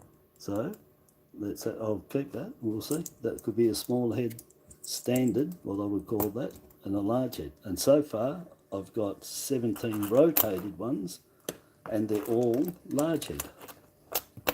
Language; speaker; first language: English; native; English